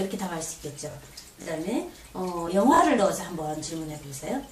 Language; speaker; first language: Korean; native; Korean